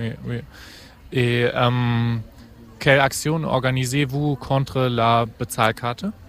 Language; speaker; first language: French; non-native, fluent; German